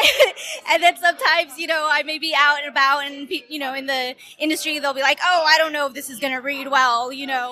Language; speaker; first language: English; native; English